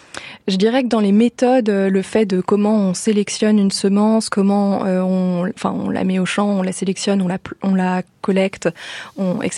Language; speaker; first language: French; native; French